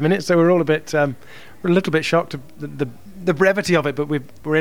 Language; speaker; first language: English; native; English